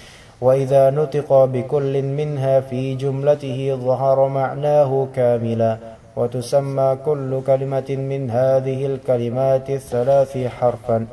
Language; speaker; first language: Arabic; non-native, learner; Indonesian